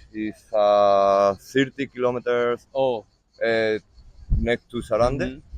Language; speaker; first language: English; non-native, learner; Italian